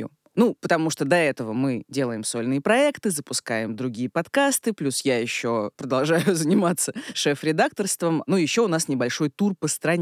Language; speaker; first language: Russian; native; Russian